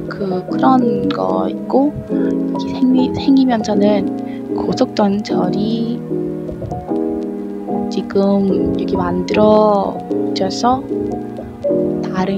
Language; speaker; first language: Korean; non-native, learner; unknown